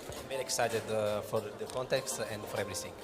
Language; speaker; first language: English; non-native, learner; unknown